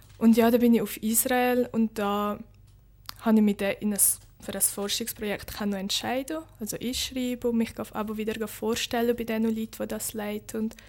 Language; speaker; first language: German; early bilingual, other home language; Bosnian